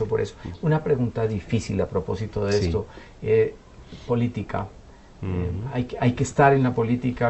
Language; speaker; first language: Spanish; native; Spanish